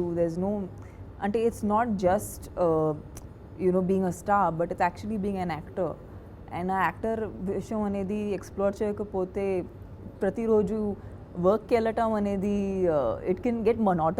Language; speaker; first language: Telugu; non-native, fluent; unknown